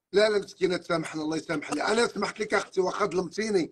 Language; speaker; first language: Arabic; native; Arabic